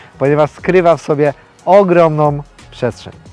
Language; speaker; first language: Polish; native; Polish